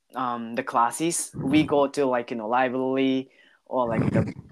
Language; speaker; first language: English; non-native, learner; Japanese